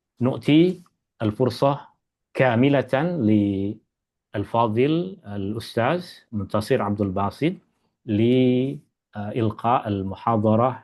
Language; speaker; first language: Arabic; non-native, fluent; Malay